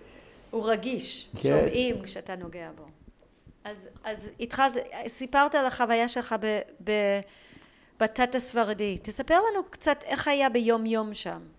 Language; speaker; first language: Hebrew; native; Hebrew